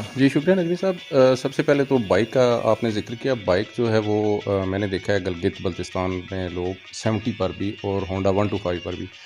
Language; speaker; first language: Urdu; non-native, local second language; Punjabi